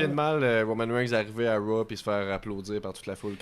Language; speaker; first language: French; native; French